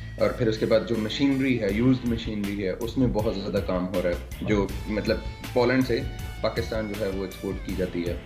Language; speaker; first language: Urdu; non-native, local second language; Punjabi